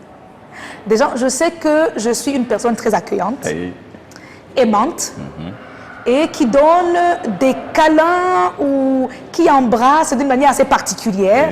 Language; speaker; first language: French; non-native, local second language; Kinyarwanda